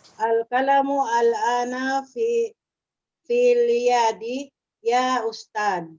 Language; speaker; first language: Arabic; non-native, learner; Filipino